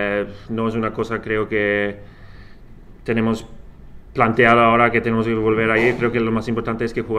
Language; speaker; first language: Spanish; non-native, fluent; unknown